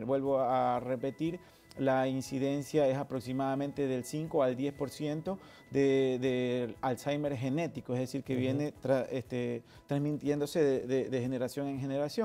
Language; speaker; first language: Spanish; native; Spanish